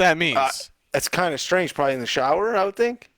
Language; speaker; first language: English; native; English